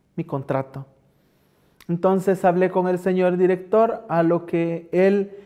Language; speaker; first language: Spanish; native; Spanish